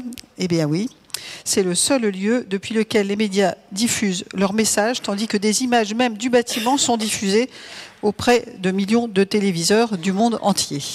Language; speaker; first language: French; native; French